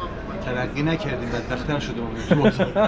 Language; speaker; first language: Persian; native; Persian